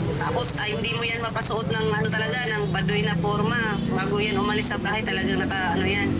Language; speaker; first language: Filipino; non-native, local second language; Cebuano